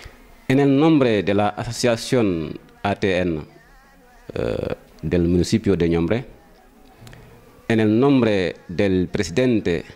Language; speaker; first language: Spanish; non-native, fluent; Wolof